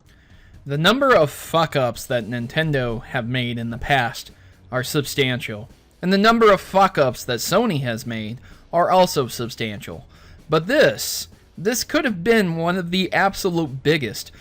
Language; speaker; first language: English; native; English